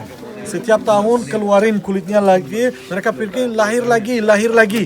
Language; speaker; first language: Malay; non-native, fluent; Turkish